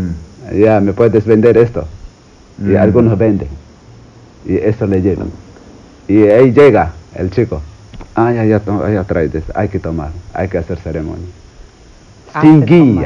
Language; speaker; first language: Spanish; non-native, local second language; Shipibo-Conibo